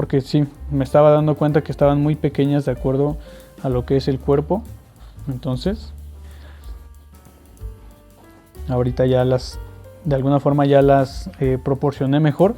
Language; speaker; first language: Spanish; native; Spanish